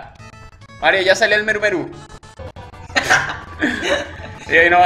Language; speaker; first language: Spanish; native; Spanish